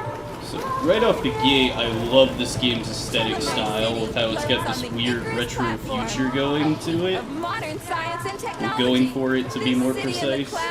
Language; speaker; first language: English; native; English